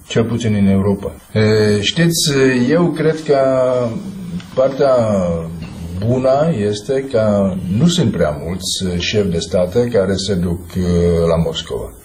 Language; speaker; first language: Romanian; non-native, fluent; Czech